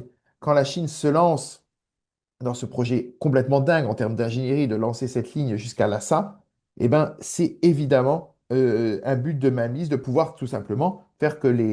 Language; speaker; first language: French; native; French